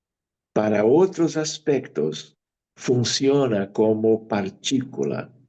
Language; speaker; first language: Spanish; non-native, fluent; Portuguese